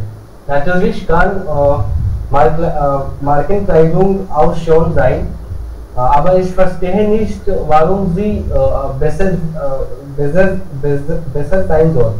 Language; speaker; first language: German; non-native, learner; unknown